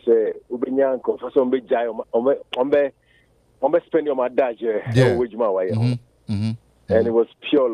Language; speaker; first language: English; non-native, local second language; Akan